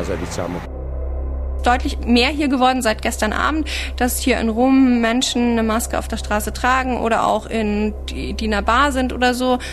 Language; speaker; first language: German; native; German